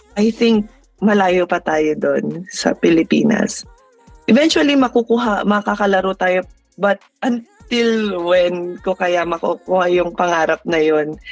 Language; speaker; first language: Filipino; native; Filipino